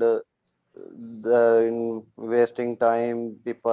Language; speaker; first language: English; non-native, learner; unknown